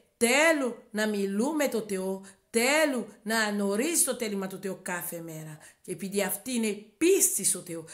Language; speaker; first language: Greek; non-native, learner; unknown